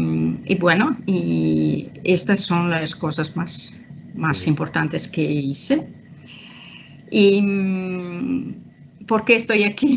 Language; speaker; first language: Spanish; non-native, fluent; Italian